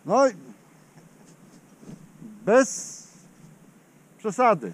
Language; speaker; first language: Polish; native; Polish